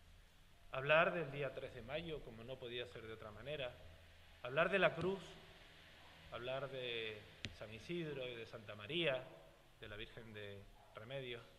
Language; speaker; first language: Spanish; native; Spanish